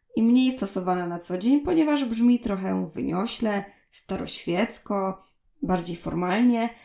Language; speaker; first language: Polish; native; Polish